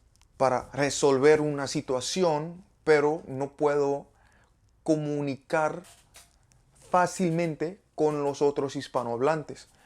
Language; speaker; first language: Spanish; non-native, learner; English